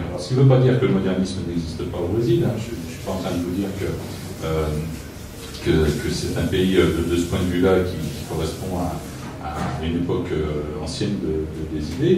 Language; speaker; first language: French; native; French